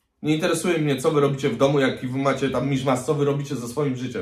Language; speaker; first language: Polish; native; Polish